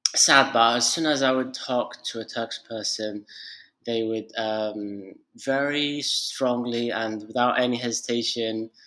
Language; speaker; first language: English; non-native, fluent; Arabic